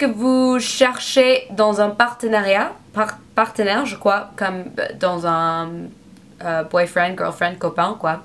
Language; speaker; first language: French; non-native, learner; English